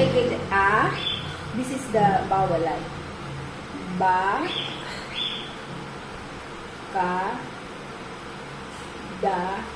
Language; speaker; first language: English; non-native, local second language; Filipino